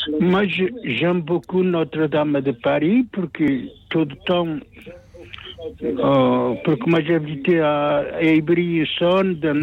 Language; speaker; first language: French; non-native, learner; Portuguese